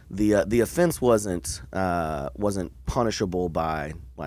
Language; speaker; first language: English; native; English